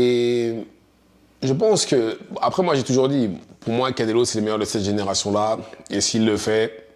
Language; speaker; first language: French; native; French